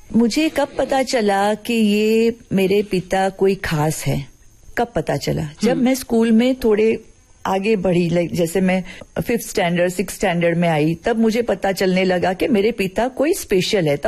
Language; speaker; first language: Hindi; native; Hindi